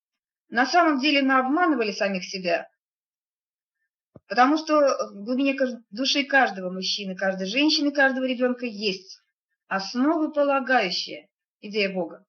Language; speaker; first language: Russian; native; Russian